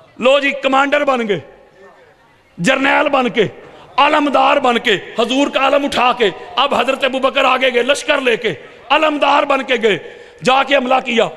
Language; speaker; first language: Urdu; non-native, local second language; Punjabi